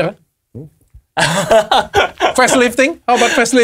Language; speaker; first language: English; non-native, learner; Indonesian